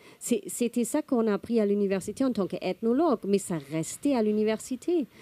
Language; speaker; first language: French; non-native, fluent; German